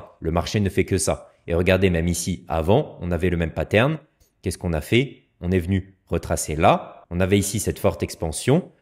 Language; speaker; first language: French; native; French